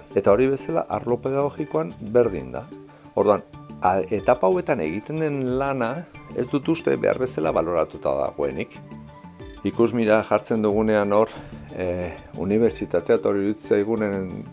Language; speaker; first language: Basque; native; Basque